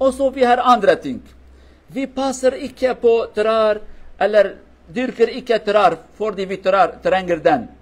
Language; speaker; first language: Norwegian; non-native, learner; Kurdish